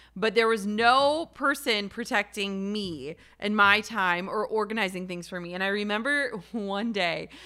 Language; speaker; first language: English; native; English